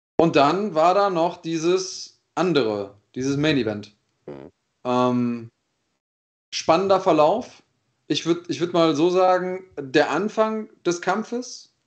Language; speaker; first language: German; native; German